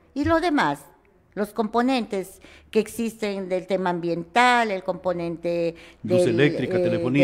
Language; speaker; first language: Spanish; native; Spanish